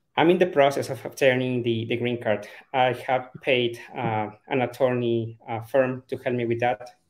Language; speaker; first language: English; non-native, fluent; Spanish